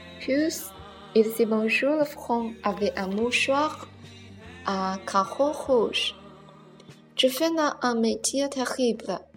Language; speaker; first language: French; non-native, learner; Chinese